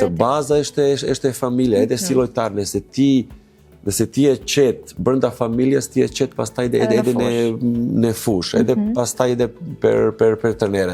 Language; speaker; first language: Albanian; non-native, learner; Serbian